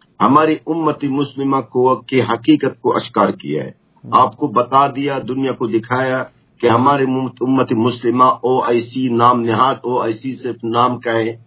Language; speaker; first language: Urdu; non-native, fluent; Arabic